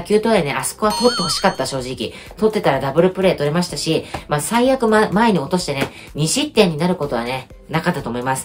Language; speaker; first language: Japanese; native; Japanese